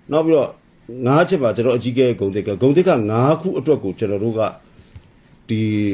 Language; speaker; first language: Burmese; non-native, local second language; S'gaw Karen